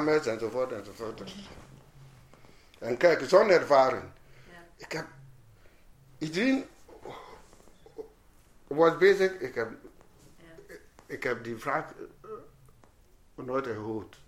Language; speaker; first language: Dutch; non-native, fluent; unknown